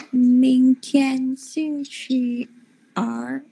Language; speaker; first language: Chinese; non-native, learner; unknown